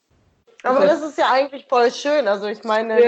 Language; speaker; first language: German; native; German